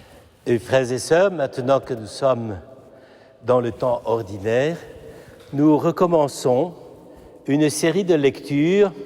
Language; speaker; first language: French; native; French